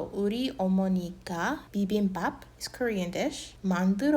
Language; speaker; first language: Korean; non-native, fluent; English